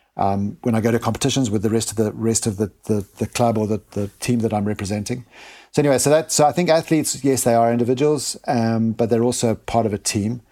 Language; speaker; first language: English; native; English